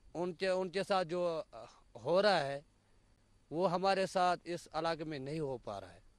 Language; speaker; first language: Hindi; non-native, local second language; Kashmiri